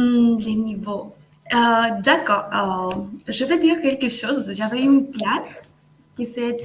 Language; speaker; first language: French; non-native, fluent; Spanish